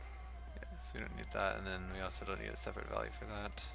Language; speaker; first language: English; native; English